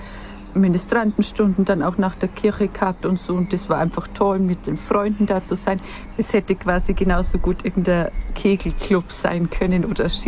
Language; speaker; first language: German; native; German